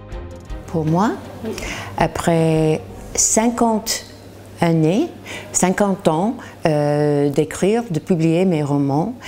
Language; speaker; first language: French; non-native, learner; English